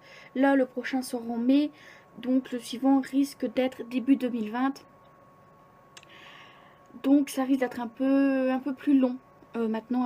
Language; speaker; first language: French; native; French